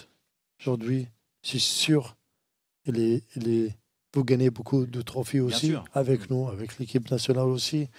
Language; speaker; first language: French; non-native, learner; Arabic